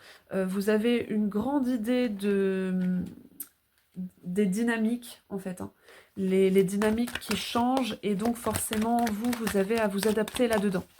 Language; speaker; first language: French; native; French